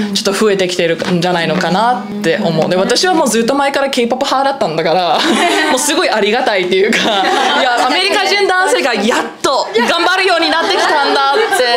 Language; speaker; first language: Japanese; early bilingual, heritage; Japanese